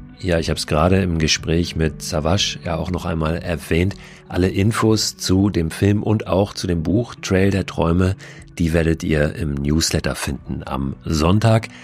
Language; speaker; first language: German; native; German